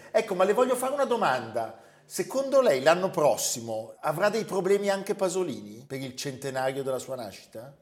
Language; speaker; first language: Italian; native; Italian